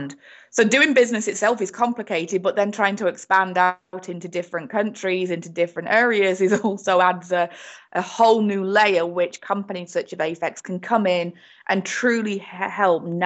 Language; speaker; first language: English; native; English